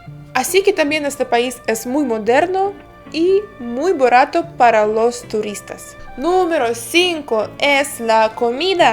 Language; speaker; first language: Spanish; non-native, fluent; Ukrainian